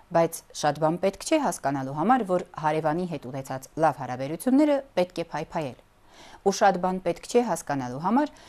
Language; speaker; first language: Armenian; native; Armenian